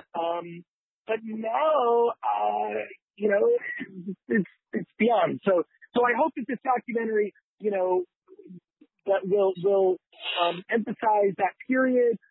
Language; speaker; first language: English; native; English